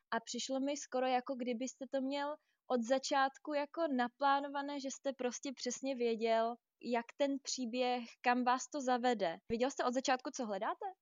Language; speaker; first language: Czech; native; Czech